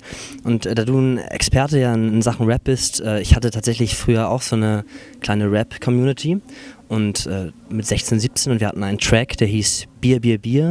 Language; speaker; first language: German; native; German